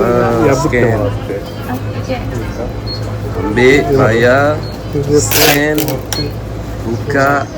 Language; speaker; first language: Malay; native; Malay